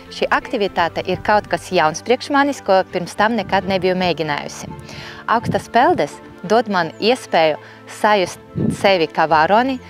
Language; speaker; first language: Latvian; non-native, local second language; Russian